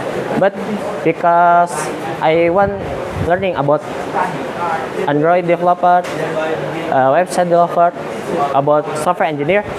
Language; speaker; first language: English; non-native, learner; Indonesian